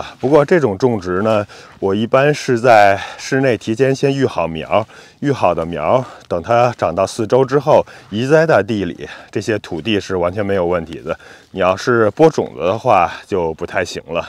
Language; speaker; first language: Chinese; native; Chinese